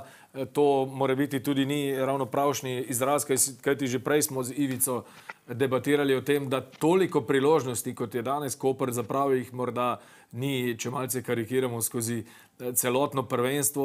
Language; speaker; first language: Slovenian; native; Slovenian